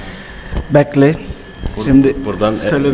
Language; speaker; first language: Turkish; non-native, fluent; Urdu